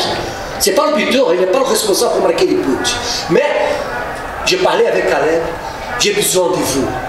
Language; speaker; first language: French; non-native, fluent; Portuguese